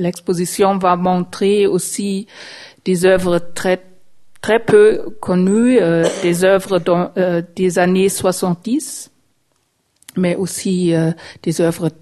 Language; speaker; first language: French; non-native, fluent; German